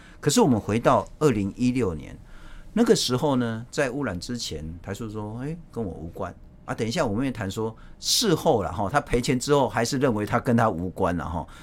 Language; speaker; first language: Chinese; native; Chinese